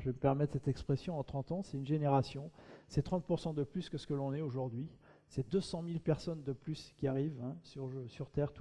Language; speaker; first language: French; native; French